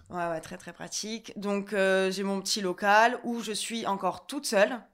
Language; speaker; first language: French; native; French